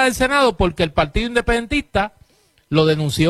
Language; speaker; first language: Spanish; native; Spanish